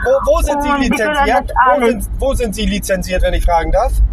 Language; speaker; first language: German; native; German